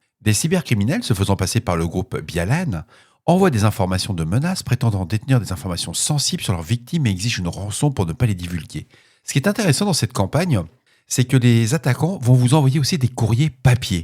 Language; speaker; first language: French; native; French